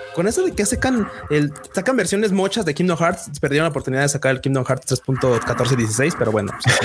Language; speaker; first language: Spanish; native; Spanish